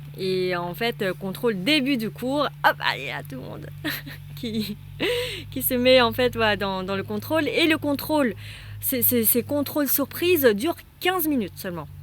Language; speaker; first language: French; non-native, fluent; Vietnamese